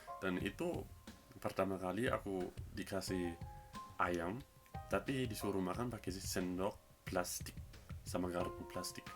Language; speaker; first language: Indonesian; non-native, fluent; German